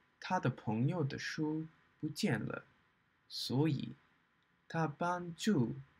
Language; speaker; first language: Chinese; non-native, learner; English